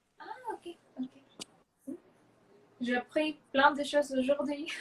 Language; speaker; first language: French; non-native, fluent; Spanish